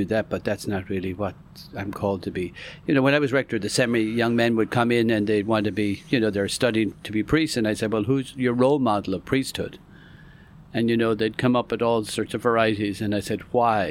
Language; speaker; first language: English; native; English